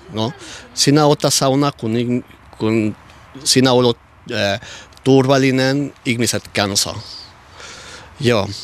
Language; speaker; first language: Finnish; non-native, learner; Spanish